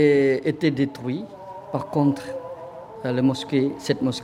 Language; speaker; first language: French; non-native, fluent; Indonesian